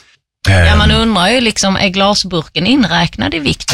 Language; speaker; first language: Swedish; native; Swedish